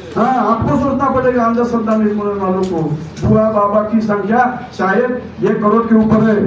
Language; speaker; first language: Hindi; non-native, local second language; Marathi